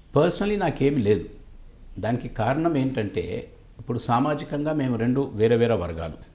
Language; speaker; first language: Telugu; native; Telugu